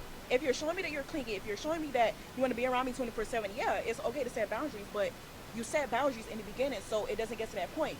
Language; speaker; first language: English; native; English